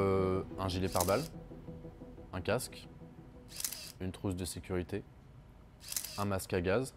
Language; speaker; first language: French; native; French